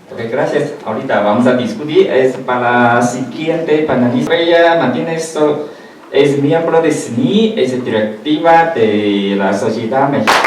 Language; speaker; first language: Spanish; non-native, learner; Chinese